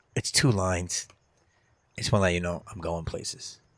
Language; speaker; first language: English; native; English